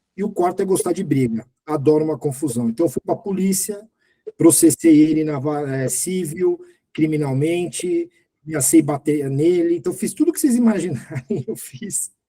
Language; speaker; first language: Portuguese; native; Portuguese